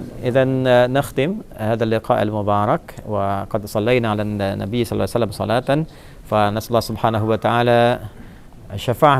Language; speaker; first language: Arabic; non-native, fluent; Indonesian